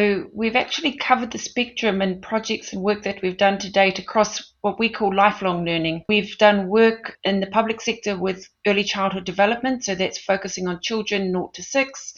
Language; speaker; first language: English; native; English